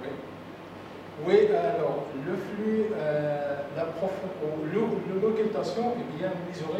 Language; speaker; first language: French; non-native, local second language; Arabic